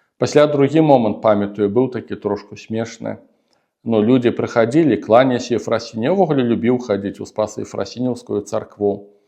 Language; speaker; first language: Belarusian; non-native, local second language; Russian